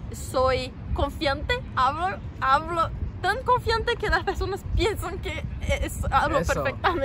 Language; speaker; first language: Spanish; non-native, learner; Portuguese